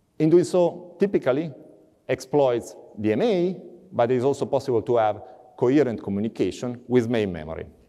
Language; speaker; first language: English; non-native, fluent; Italian